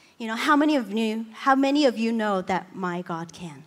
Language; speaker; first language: English; early bilingual, other home language; Chinese